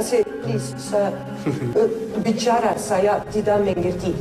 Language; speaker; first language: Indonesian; non-native, learner; English